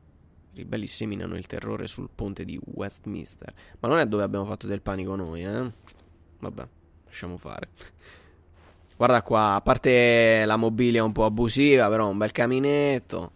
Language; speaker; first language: Italian; native; Italian